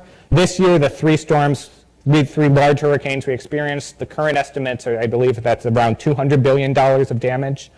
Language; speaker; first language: English; native; English